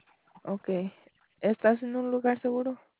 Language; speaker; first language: Spanish; early bilingual, heritage; Spanish